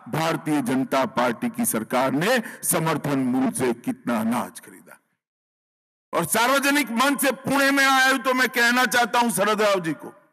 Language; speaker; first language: Hindi; non-native, local second language; Gujarati